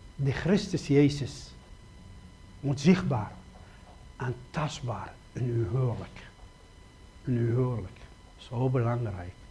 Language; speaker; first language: Dutch; non-native, fluent; Kurdish